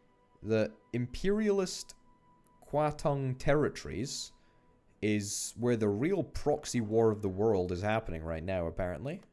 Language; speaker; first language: English; native; English